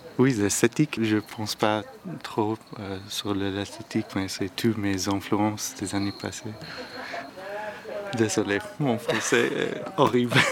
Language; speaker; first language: French; non-native, learner; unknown